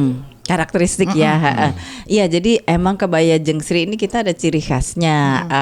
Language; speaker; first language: Indonesian; native; Indonesian